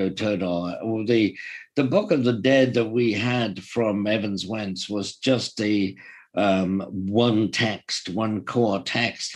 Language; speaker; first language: English; native; English